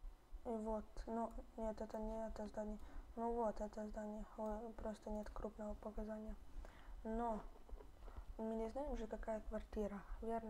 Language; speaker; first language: Russian; early bilingual, heritage; Russian